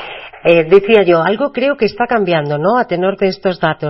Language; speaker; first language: Spanish; native; Spanish